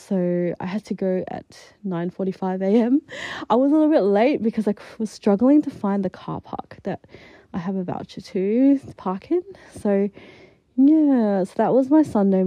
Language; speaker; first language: English; native; English